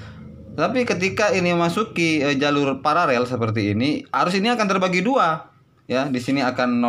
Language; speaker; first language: Indonesian; native; Indonesian